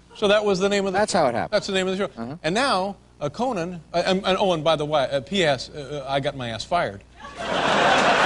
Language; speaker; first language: English; native; English